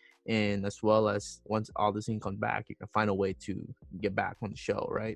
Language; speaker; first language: English; non-native, local second language; Filipino